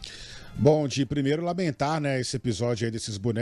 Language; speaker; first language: Portuguese; native; Portuguese